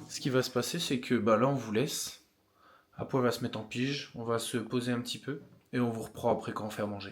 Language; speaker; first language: French; native; French